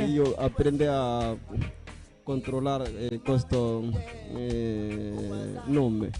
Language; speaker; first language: Italian; non-native, learner; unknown